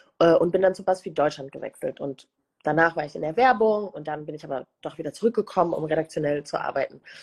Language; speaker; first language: German; early bilingual, other home language; Kinyarwanda